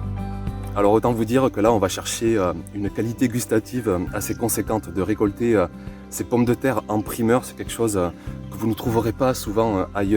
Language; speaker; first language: French; native; French